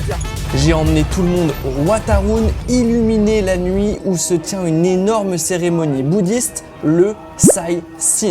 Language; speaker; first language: French; native; French